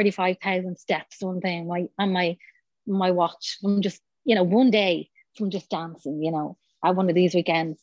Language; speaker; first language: English; native; English